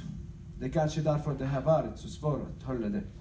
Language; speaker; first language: Swedish; non-native, learner; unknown